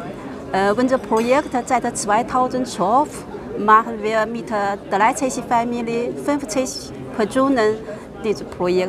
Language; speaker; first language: German; non-native, learner; Chinese